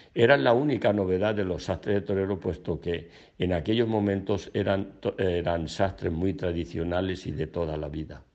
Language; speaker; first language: Spanish; native; Spanish